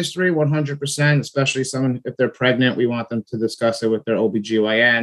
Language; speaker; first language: English; native; English